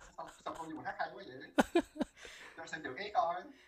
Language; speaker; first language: Vietnamese; early bilingual, heritage; Vietnamese